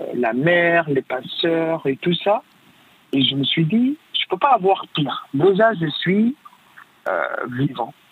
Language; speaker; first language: French; non-native, fluent; Arabic